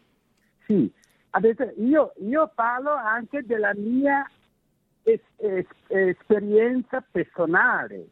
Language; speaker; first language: Italian; non-native, fluent; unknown